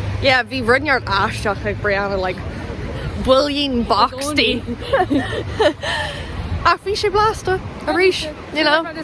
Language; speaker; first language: Irish; non-native, local second language; English